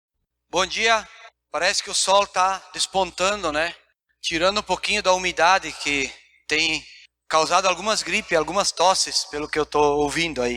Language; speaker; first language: Portuguese; native; Portuguese